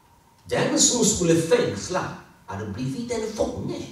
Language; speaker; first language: Swedish; non-native, fluent; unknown